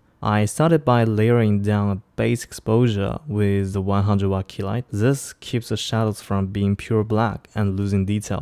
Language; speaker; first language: English; non-native, fluent; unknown